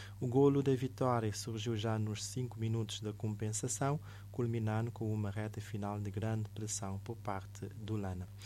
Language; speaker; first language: Portuguese; non-native, local second language; Kabuverdianu